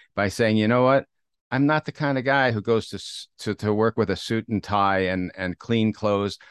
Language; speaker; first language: English; native; English